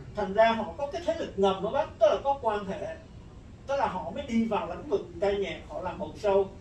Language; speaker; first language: Vietnamese; early bilingual, heritage; Vietnamese